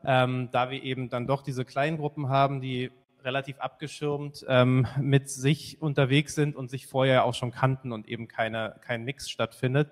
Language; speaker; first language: German; native; German